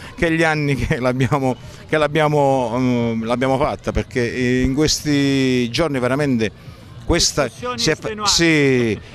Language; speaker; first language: Italian; native; Italian